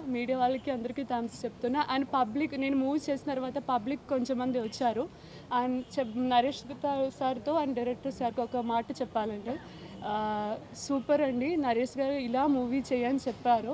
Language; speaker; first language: Telugu; non-native, learner; Malayalam